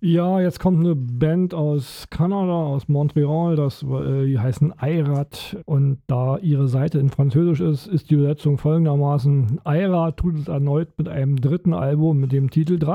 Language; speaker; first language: German; native; German